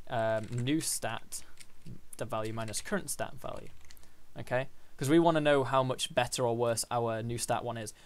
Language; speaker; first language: English; native; English